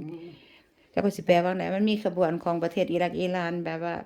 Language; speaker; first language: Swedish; non-native, learner; Thai